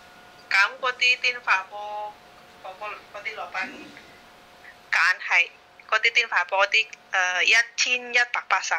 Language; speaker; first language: Cantonese; non-native, fluent; Indonesian